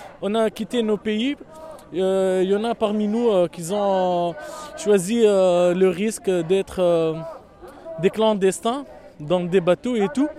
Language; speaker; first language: French; non-native, fluent; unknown